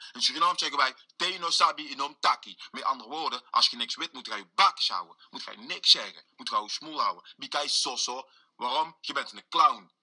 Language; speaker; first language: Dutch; early bilingual, other home language; Sranan Tongo